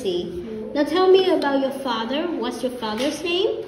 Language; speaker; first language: English; non-native, fluent; Vietnamese